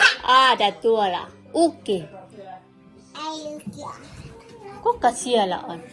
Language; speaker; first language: Finnish; non-native, learner; Thai